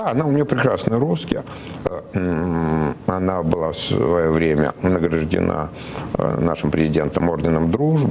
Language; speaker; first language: Russian; native; Russian